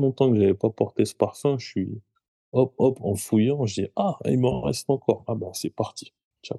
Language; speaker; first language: French; native; French